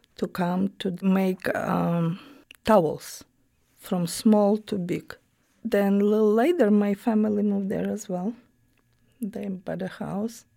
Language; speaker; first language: English; non-native, learner; Ukrainian